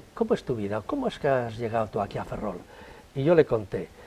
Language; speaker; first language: Spanish; native; Spanish